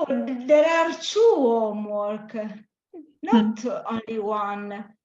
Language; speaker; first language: English; non-native, learner; Italian